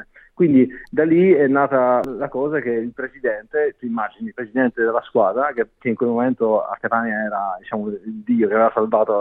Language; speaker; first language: Italian; native; Italian